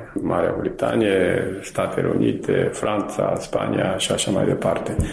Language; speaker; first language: Romanian; non-native, fluent; Japanese